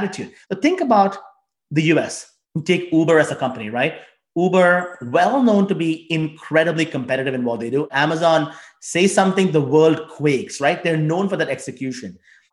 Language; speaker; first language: English; non-native, local second language; Tamil